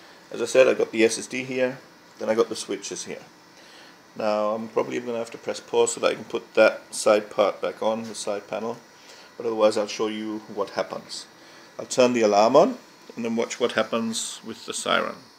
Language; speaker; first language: English; native; English